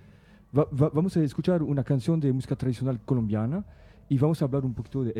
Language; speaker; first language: Spanish; non-native, fluent; French